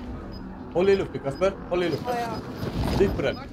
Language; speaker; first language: Swedish; native; Swedish